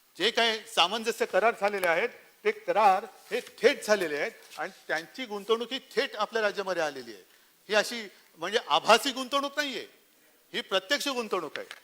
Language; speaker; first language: Marathi; native; Marathi